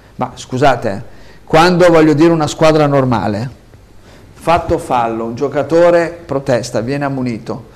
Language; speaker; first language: Italian; native; Italian